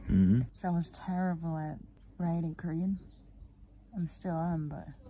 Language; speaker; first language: English; non-native, fluent; Korean